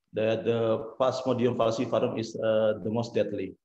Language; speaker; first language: English; non-native, learner; Indonesian